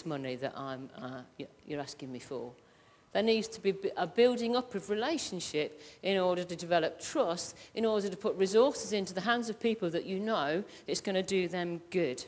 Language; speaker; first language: English; native; English